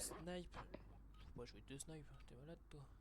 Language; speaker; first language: French; native; French